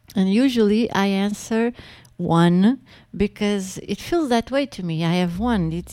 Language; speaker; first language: English; non-native, fluent; Portuguese